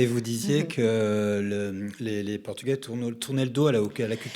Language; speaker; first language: French; native; French